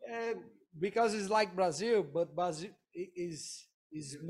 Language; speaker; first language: English; non-native, learner; Portuguese